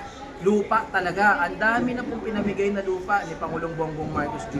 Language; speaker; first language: Filipino; native; Filipino